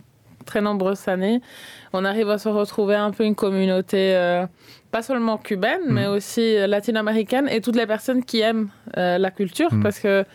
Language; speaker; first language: French; early bilingual, other home language; Spanish